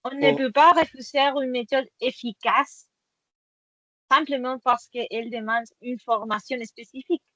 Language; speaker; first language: French; non-native, fluent; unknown